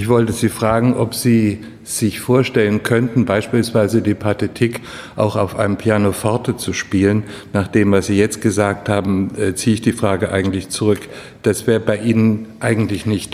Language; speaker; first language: German; native; German